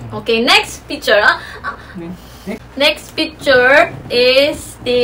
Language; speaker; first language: English; non-native, local second language; Filipino